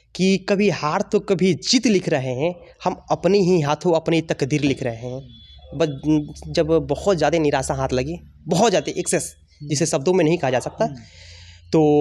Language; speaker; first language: Hindi; native; Hindi